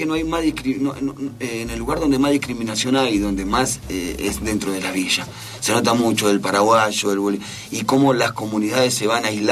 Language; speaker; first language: Spanish; native; Spanish